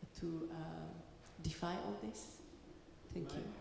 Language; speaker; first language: English; non-native, fluent; Tigrinya